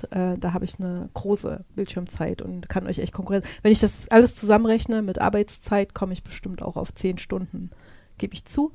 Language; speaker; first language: German; native; German